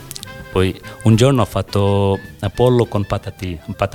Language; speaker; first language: Italian; non-native, learner; Bangla